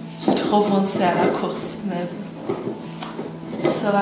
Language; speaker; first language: French; non-native, fluent; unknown